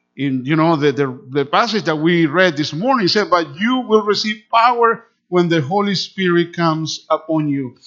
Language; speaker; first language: English; non-native, fluent; Spanish